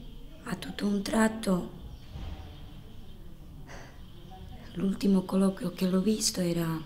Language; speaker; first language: Italian; non-native, fluent; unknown